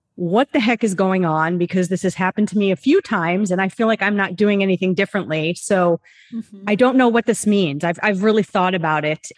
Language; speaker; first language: English; native; English